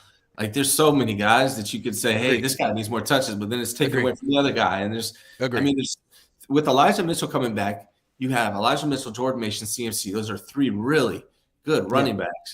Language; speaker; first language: English; native; English